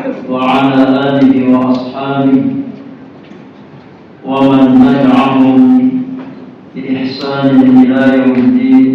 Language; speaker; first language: Arabic; non-native, fluent; Indonesian